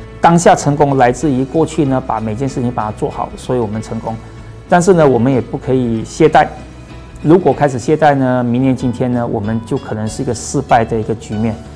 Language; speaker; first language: Chinese; native; Chinese